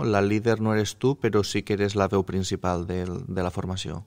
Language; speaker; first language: Catalan; native; Catalan